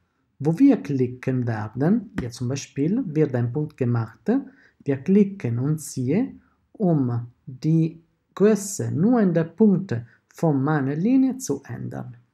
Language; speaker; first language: German; non-native, fluent; Italian